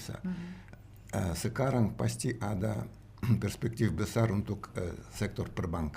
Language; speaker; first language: Indonesian; non-native, learner; Russian